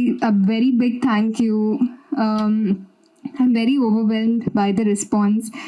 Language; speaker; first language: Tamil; non-native, learner; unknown